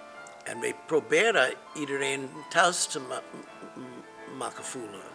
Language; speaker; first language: Dutch; non-native, fluent; English